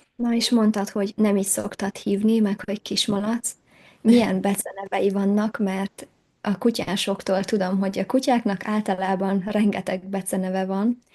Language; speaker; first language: Hungarian; native; Hungarian